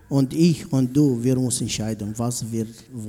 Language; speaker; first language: German; non-native, learner; Arabic